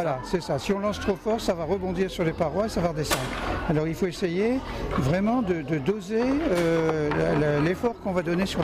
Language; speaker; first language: French; native; French